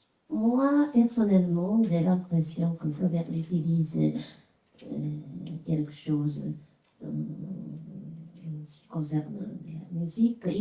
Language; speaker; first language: French; non-native, fluent; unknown